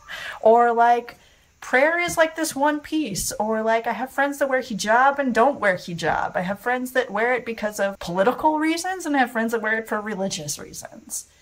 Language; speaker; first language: English; native; English